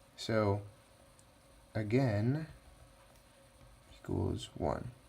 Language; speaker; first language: English; native; English